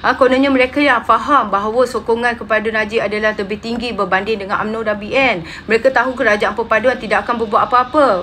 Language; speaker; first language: Malay; native; Malay